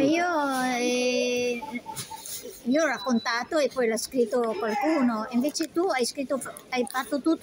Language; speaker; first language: Italian; non-native, learner; Filipino